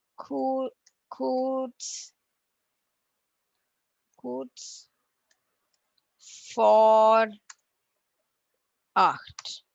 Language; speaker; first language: German; non-native, learner; Tamil